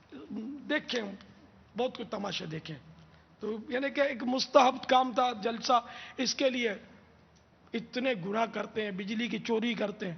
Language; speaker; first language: Urdu; native; Urdu